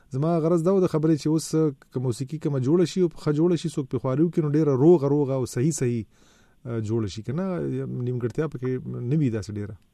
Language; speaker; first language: Pashto; native; Pashto